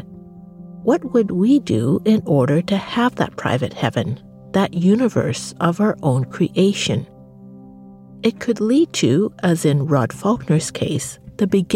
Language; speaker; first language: English; native; English